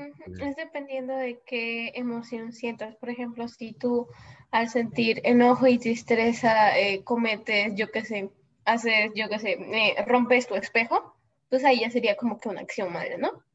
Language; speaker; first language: Spanish; native; Spanish